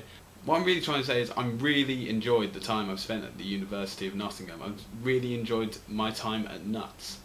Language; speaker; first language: English; native; English